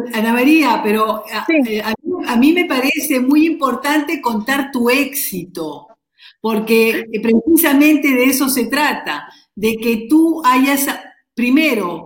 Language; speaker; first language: Spanish; native; Spanish